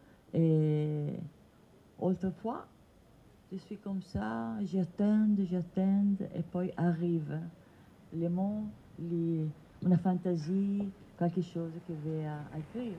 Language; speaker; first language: French; non-native, fluent; Italian